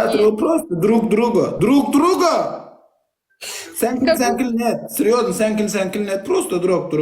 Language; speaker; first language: Russian; non-native, learner; Turkmen